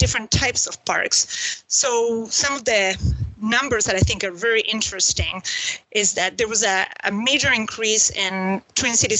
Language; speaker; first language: English; non-native, fluent; Spanish